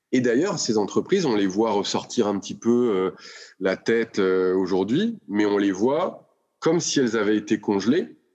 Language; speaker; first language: French; native; French